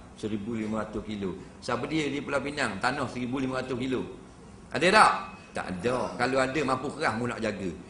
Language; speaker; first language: Malay; native; Malay